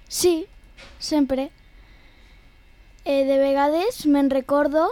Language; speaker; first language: Catalan; non-native, local second language; Spanish